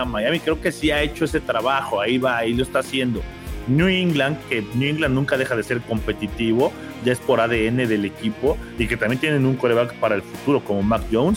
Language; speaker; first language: Spanish; native; Spanish